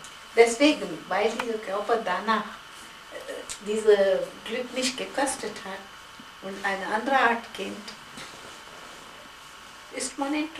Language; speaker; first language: German; non-native, fluent; Gujarati